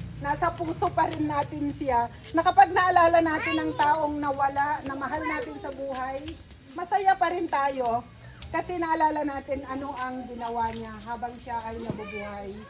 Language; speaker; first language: Filipino; non-native, local second language; Iloko